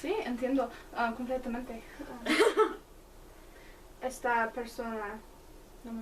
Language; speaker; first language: Spanish; non-native, learner; English